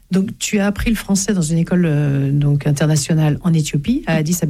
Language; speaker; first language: French; native; French